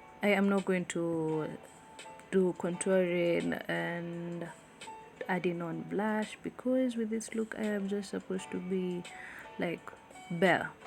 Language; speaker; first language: English; non-native, local second language; Swahili